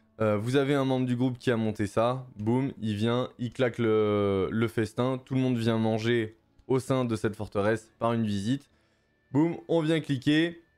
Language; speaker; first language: French; native; French